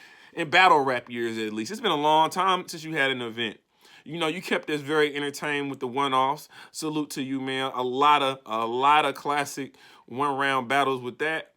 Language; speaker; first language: English; native; English